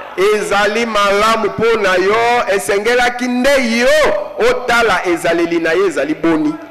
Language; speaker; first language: Lingala; native; Lingala